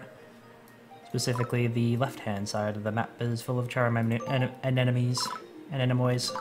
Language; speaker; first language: English; native; English